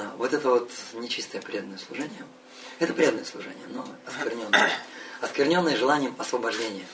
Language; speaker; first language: Russian; native; Russian